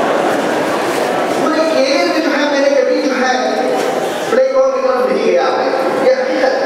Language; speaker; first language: Hindi; non-native, local second language; Urdu